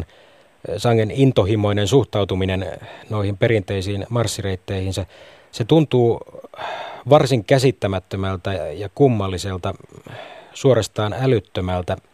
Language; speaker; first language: Finnish; native; Finnish